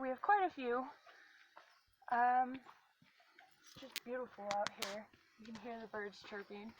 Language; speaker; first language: English; native; English